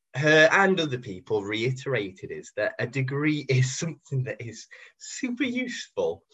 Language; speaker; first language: English; native; English